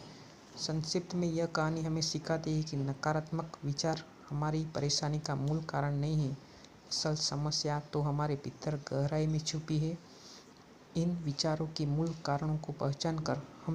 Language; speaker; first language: Hindi; native; Hindi